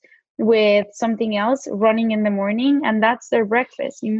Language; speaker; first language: English; non-native, fluent; Spanish